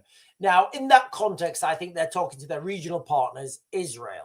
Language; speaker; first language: English; native; English